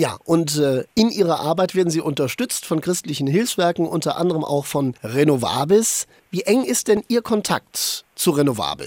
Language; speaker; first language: German; native; German